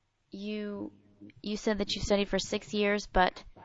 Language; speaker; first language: English; native; English